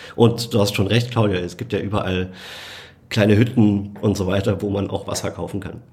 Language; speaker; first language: German; native; German